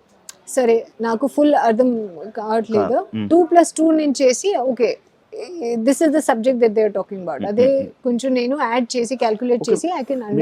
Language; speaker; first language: Telugu; non-native, learner; Hindi